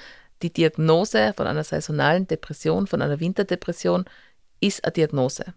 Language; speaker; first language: German; native; German